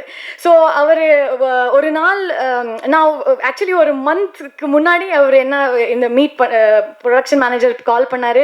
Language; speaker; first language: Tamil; non-native, learner; Kannada